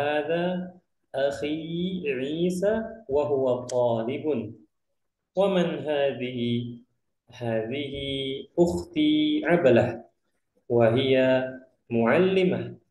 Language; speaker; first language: Arabic; non-native, fluent; Indonesian